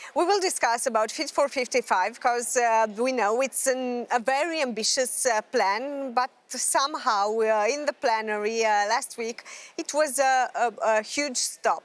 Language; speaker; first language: English; non-native, fluent; Romanian